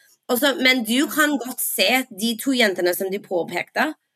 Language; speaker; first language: Norwegian; non-native, fluent; English